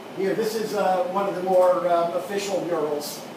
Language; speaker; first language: English; native; English